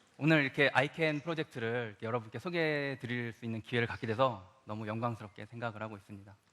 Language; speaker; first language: Korean; native; Korean